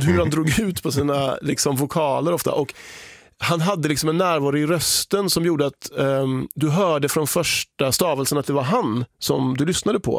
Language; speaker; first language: Swedish; native; Swedish